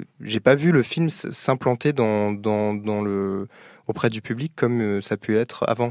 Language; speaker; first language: French; native; French